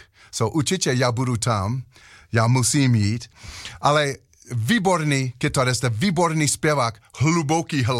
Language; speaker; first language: Czech; non-native, learner; English